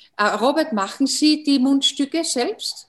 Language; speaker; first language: German; non-native, fluent; English